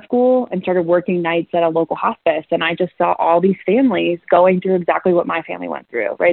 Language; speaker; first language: English; native; English